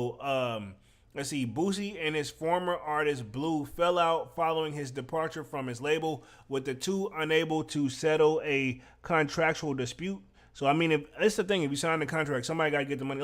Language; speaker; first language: English; native; English